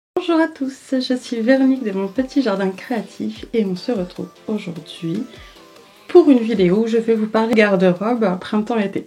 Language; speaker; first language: French; native; French